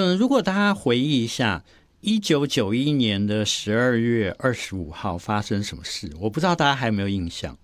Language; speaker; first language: Chinese; native; Chinese